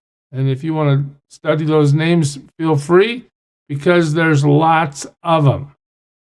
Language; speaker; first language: English; native; English